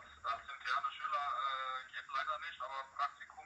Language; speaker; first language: German; native; German